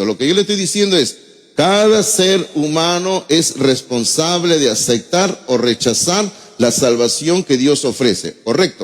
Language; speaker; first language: Spanish; native; Spanish